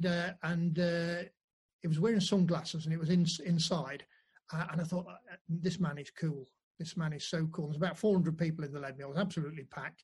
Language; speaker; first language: English; native; English